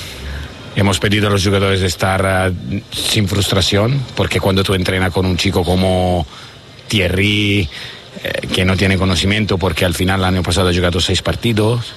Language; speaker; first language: Spanish; non-native, learner; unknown